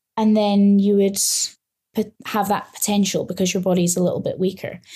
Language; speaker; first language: English; native; English